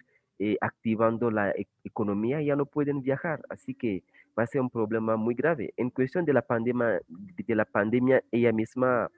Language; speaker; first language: Spanish; non-native, fluent; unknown